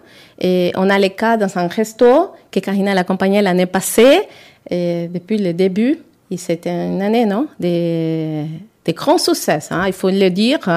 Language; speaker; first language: French; non-native, learner; Spanish